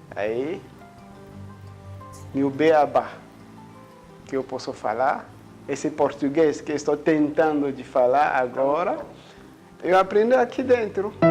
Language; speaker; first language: Portuguese; non-native, learner; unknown